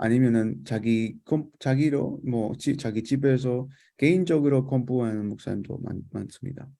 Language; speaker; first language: Korean; non-native, fluent; Spanish